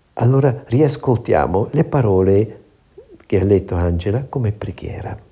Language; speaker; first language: Italian; non-native, fluent; German